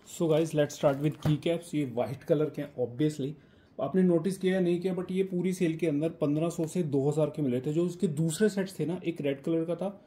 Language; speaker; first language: Hindi; non-native, local second language; Punjabi